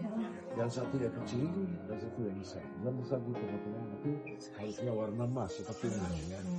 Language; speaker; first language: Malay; non-native, learner; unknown